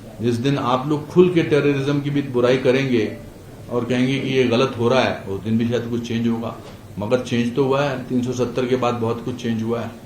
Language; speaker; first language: Hindi; native; Hindi